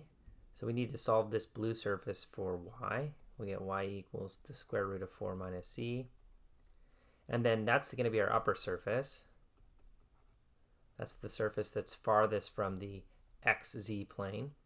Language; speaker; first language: English; native; English